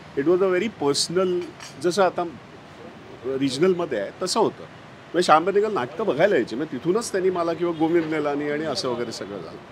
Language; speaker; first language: Marathi; native; Marathi